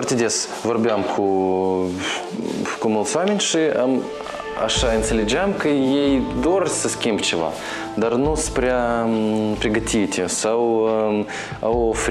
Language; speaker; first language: Romanian; non-native, local second language; Russian